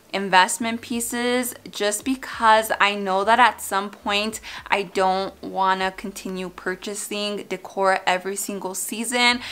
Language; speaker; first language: English; native; English